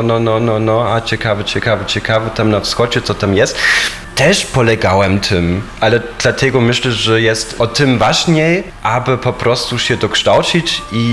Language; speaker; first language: Polish; non-native, fluent; German